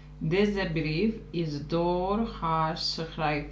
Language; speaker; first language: Dutch; non-native, learner; Turkish